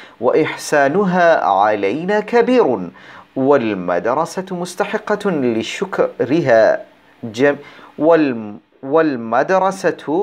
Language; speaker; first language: Arabic; non-native, fluent; Bangla